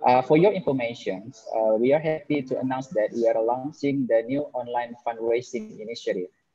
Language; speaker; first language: English; non-native, fluent; Indonesian